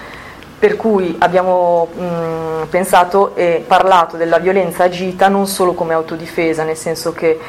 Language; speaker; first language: Italian; native; Italian